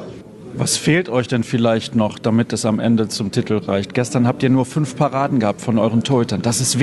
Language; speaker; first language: German; native; German